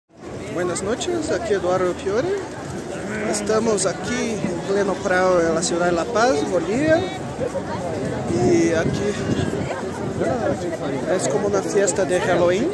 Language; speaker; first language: Spanish; non-native, fluent; Portuguese